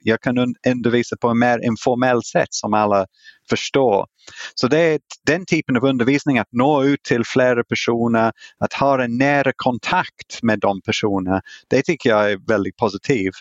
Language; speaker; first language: Swedish; non-native, fluent; English